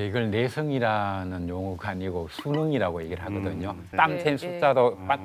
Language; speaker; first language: Korean; native; Korean